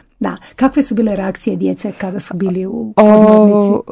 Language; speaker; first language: Croatian; native; Croatian